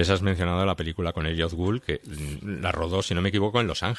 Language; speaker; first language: Spanish; native; Spanish